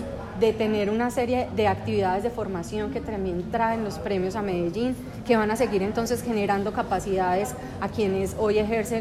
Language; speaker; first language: Spanish; native; Spanish